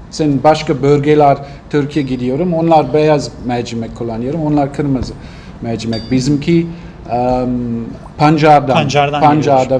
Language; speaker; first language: Turkish; non-native, learner; Russian